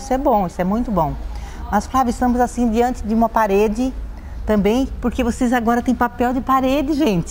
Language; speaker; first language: Portuguese; native; Portuguese